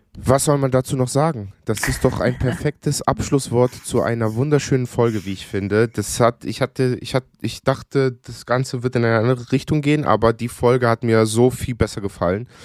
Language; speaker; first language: German; early bilingual, other home language; Greek